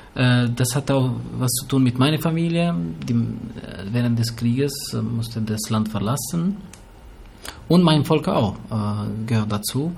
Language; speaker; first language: German; early bilingual, other home language; Albanian